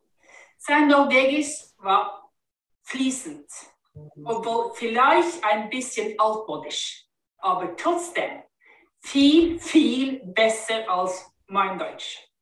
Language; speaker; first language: German; non-native, fluent; Norwegian